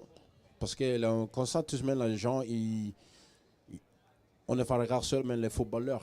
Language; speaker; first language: French; non-native, learner; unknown